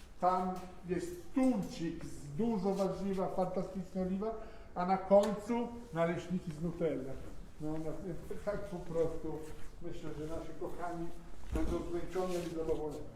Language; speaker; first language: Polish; non-native, learner; Italian